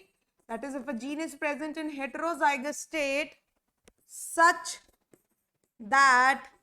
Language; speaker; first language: English; non-native, local second language; Hindi